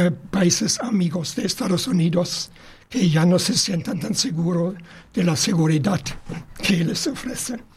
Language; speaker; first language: Spanish; non-native, fluent; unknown